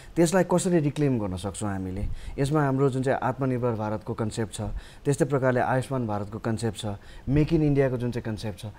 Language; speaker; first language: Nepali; native; Nepali